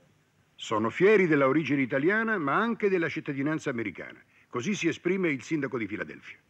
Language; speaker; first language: Italian; native; Italian